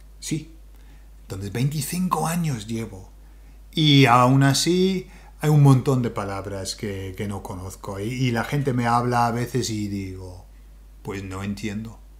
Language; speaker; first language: Spanish; non-native, fluent; English